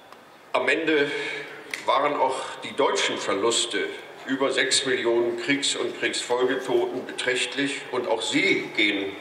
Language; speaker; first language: German; native; German